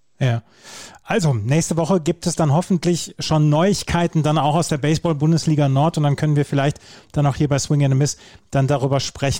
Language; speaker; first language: German; native; German